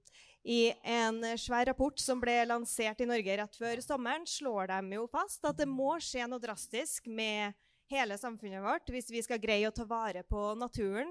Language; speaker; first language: Norwegian; native; Norwegian